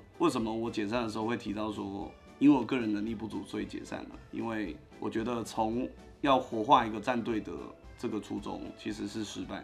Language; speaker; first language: Chinese; native; Chinese